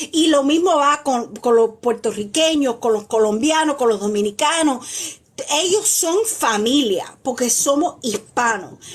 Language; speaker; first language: Spanish; early bilingual, heritage; Spanish